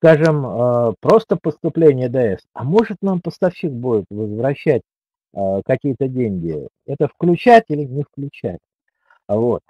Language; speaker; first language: Russian; native; Russian